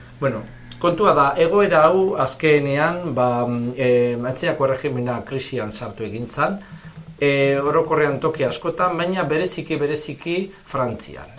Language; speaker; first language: Basque; native; Basque